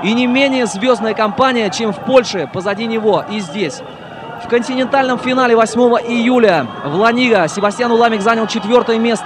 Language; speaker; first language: Russian; native; Russian